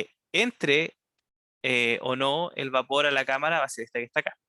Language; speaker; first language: Spanish; native; Spanish